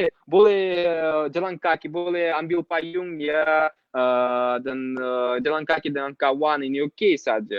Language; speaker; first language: Indonesian; non-native, fluent; Russian